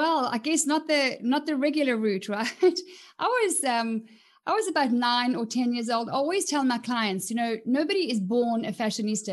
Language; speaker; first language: English; native; English